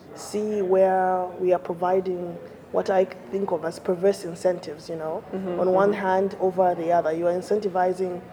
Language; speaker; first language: English; non-native, local second language; Bemba